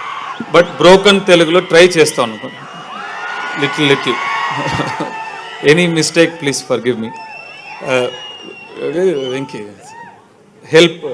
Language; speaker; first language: Telugu; non-native, learner; Tamil